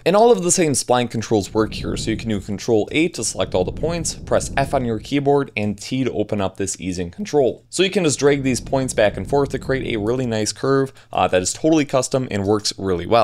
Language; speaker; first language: English; native; English